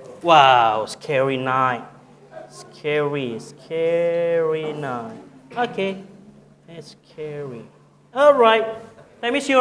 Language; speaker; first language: English; non-native, learner; Indonesian